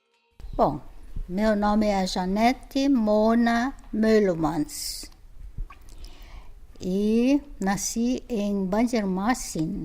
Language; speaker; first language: Portuguese; non-native, fluent; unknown